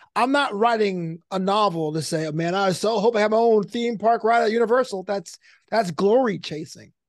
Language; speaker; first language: English; native; English